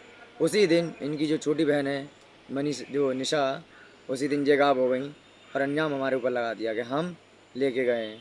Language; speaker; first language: Hindi; native; Hindi